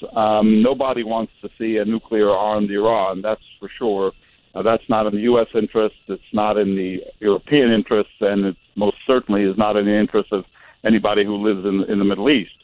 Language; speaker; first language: English; non-native, fluent; Arabic